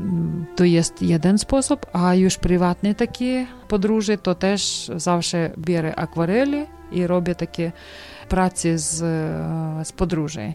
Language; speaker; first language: Polish; non-native, fluent; Ukrainian